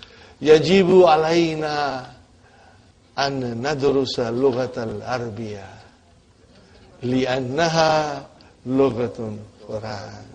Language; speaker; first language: Arabic; non-native, fluent; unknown